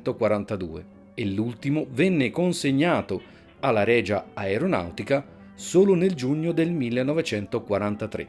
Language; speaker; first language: Italian; native; Italian